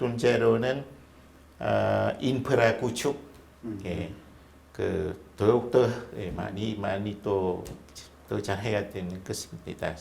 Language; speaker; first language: Korean; non-native, fluent; Vietnamese